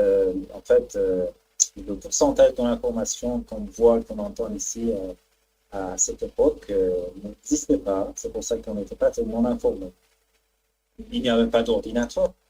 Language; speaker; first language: French; non-native, fluent; Persian